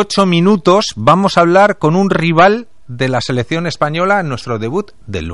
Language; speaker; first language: Spanish; native; Spanish